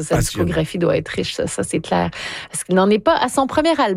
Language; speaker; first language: French; native; French